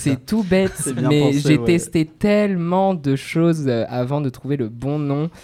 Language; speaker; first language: French; native; French